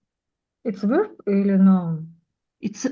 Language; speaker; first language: English; non-native, learner; Russian